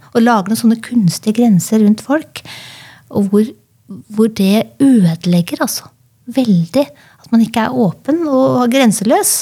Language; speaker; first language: Norwegian; native; Norwegian